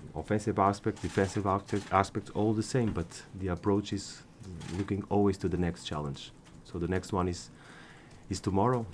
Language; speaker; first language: English; non-native, fluent; Portuguese